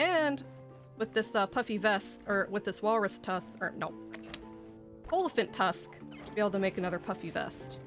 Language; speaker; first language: English; native; English